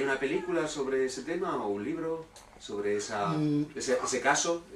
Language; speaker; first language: Spanish; native; Spanish